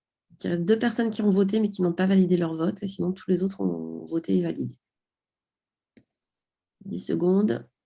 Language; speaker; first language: French; native; French